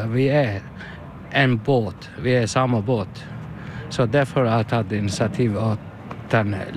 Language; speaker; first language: Norwegian; non-native, learner; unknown